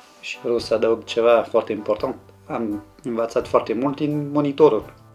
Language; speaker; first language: Romanian; non-native, fluent; French